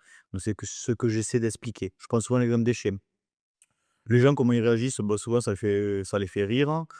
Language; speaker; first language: French; native; French